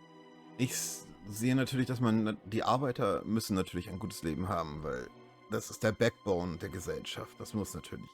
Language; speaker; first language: German; native; German